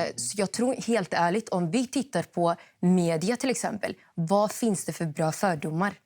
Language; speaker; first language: Swedish; early bilingual, other home language; Somali